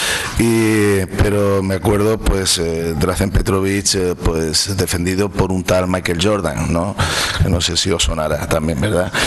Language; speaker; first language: Spanish; native; Spanish